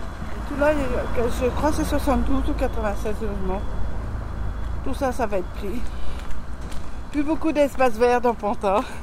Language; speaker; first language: French; native; French